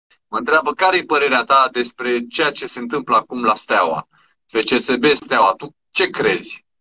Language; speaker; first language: Romanian; native; Romanian